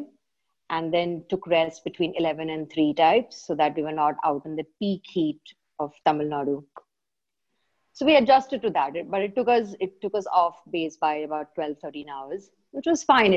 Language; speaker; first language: English; non-native, local second language; Malayalam